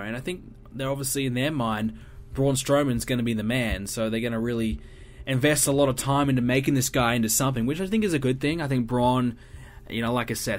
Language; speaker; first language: English; native; English